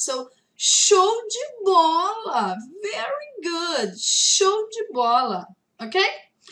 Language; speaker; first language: English; non-native, fluent; Portuguese